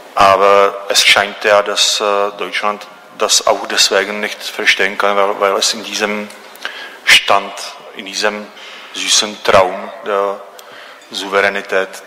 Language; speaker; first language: German; non-native, fluent; Czech